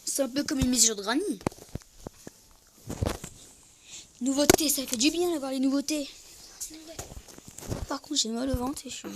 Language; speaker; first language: French; native; French